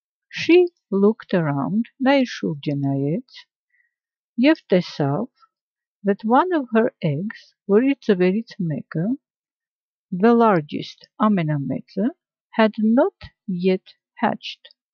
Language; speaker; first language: English; non-native, fluent; Armenian